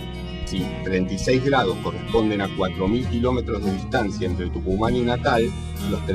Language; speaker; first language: Spanish; native; Spanish